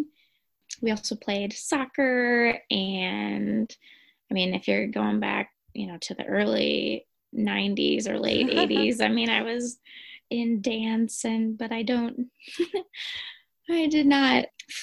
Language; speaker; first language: English; native; English